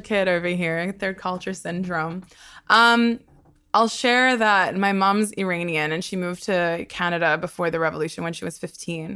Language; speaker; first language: English; non-native, local second language; Hebrew